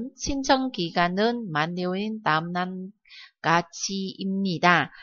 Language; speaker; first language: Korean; non-native, fluent; Vietnamese